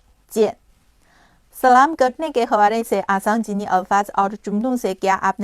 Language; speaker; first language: Hindi; non-native, fluent; Chinese